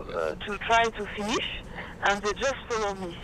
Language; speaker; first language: English; non-native, learner; French